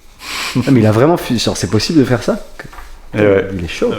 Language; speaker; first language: French; native; French